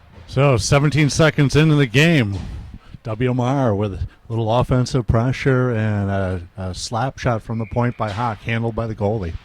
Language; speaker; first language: English; native; English